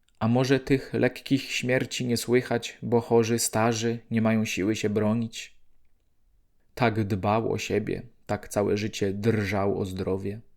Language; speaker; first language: Polish; native; Polish